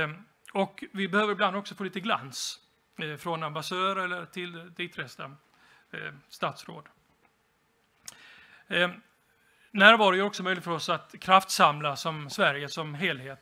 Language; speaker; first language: Swedish; native; Swedish